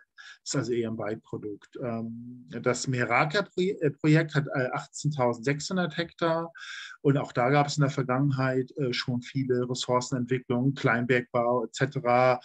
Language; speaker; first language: German; native; German